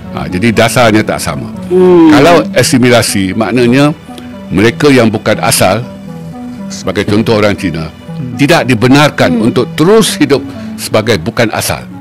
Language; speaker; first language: Malay; native; Malay